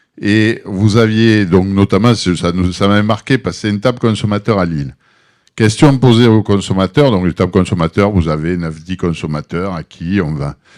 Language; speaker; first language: French; native; French